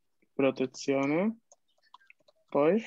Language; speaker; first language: Italian; non-native, fluent; Spanish